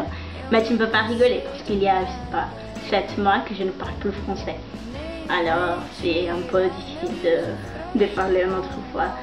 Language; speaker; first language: French; non-native, learner; Portuguese